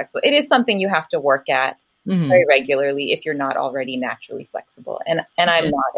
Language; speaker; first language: English; native; English